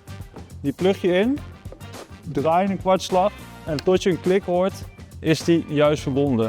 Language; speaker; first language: Dutch; native; Dutch